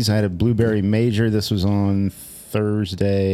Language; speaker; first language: English; native; English